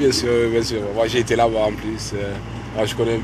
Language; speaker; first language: French; non-native, local second language; Arabic